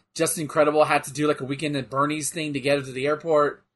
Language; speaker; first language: English; native; English